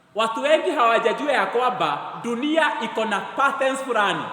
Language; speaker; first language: English; non-native, local second language; Swahili